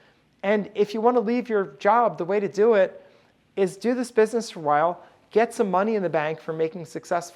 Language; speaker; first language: English; native; English